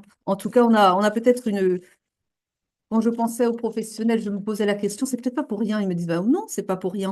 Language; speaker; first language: French; native; French